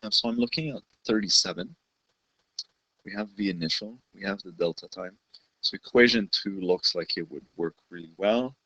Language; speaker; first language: English; native; English